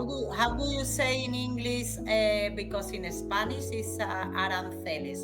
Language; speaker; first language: English; non-native, learner; Spanish